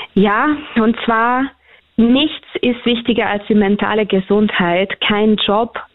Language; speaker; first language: German; early bilingual, other home language; Hungarian